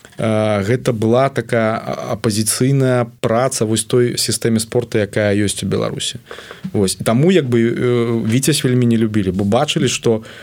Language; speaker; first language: Belarusian; non-native, local second language; Russian